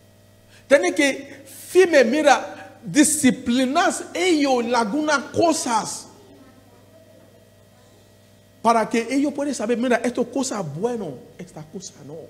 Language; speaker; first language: Spanish; non-native, learner; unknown